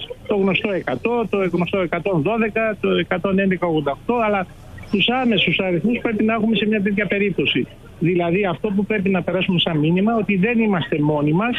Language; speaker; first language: Greek; native; Greek